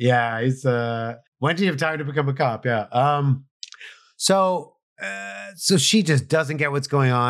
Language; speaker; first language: English; native; English